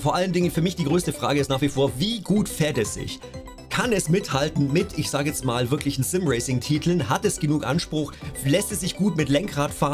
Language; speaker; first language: German; native; German